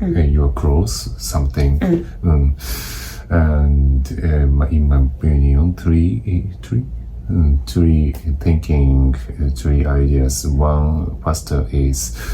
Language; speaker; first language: English; non-native, learner; Japanese